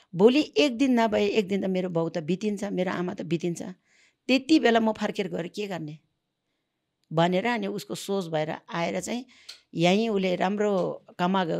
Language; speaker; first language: Nepali; non-native, local second language; Sherpa